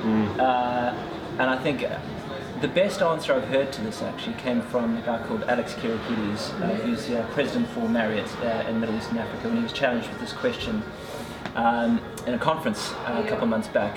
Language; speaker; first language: English; native; English